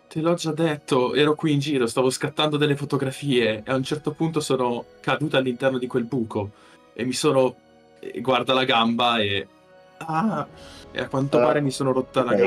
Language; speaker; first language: Italian; native; Italian